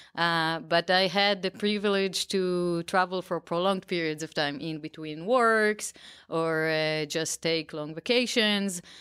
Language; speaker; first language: English; non-native, fluent; Hebrew